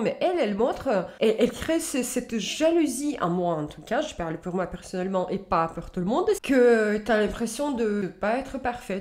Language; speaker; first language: French; native; French